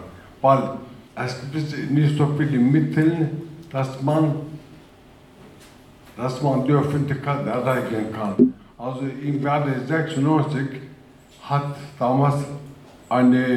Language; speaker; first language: German; non-native, fluent; Turkish